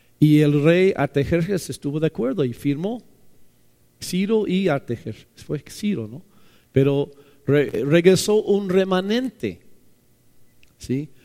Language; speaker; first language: Spanish; non-native, fluent; English